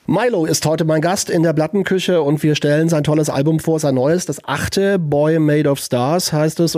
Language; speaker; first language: German; native; German